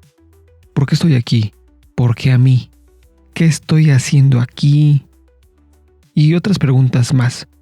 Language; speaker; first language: Spanish; native; Spanish